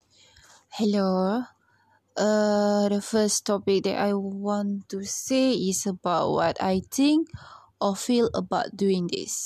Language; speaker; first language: English; non-native, learner; Malay